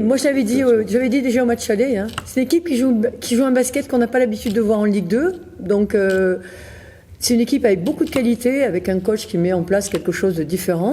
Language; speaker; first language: French; native; French